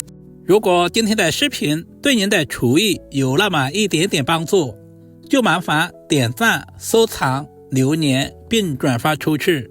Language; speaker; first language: Chinese; native; Chinese